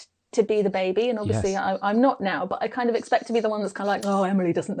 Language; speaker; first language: English; native; English